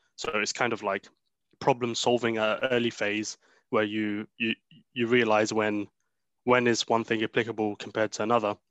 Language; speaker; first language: English; early bilingual, other home language; Arabic